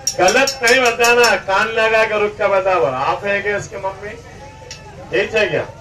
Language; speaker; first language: Hindi; non-native, local second language; Marathi